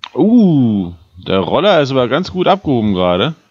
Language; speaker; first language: German; native; German